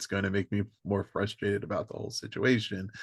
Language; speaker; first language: English; native; English